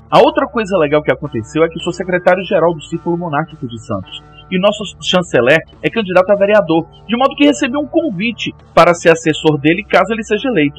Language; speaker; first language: Portuguese; native; Portuguese